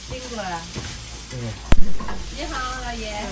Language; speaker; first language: Chinese; non-native, learner; Indonesian